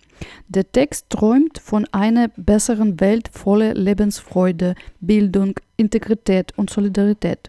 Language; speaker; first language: German; non-native, fluent; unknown